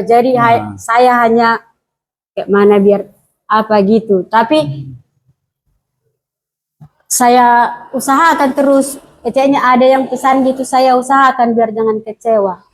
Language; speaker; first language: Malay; non-native, local second language; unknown